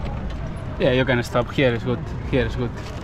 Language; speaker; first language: English; non-native, learner; Spanish